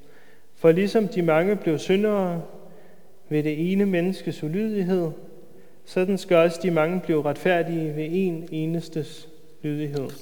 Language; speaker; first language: Danish; native; Danish